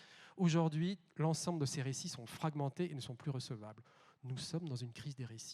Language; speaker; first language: French; native; French